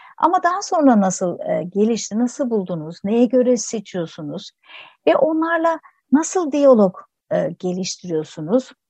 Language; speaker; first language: Turkish; native; Turkish